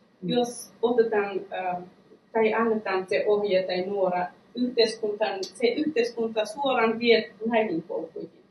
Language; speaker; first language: Finnish; non-native, fluent; Persian